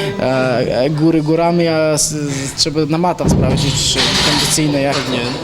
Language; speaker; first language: Polish; non-native, learner; Chechen